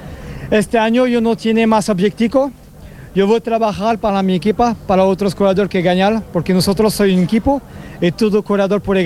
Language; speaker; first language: Spanish; non-native, learner; French